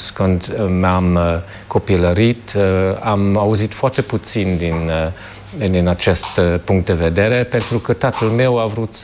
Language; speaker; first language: Romanian; non-native, fluent; German